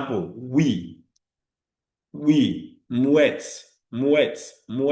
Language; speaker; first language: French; non-native, fluent; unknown